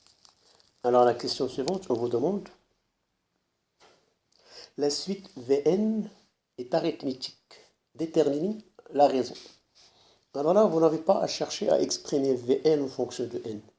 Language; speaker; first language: French; non-native, local second language; Arabic